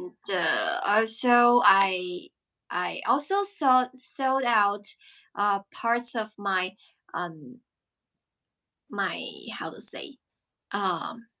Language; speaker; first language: English; non-native, fluent; Chinese